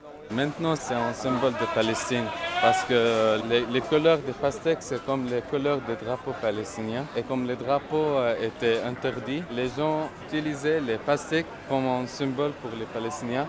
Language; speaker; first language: French; non-native, fluent; Arabic